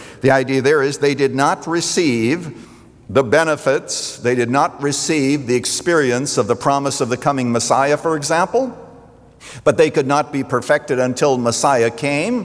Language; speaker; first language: English; native; English